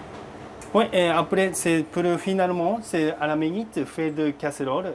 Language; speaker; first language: French; non-native, learner; Japanese